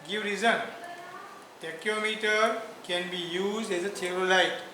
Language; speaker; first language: English; non-native, local second language; Gujarati